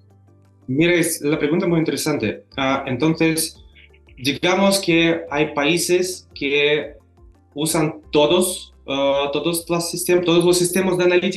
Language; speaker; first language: Spanish; non-native, fluent; Russian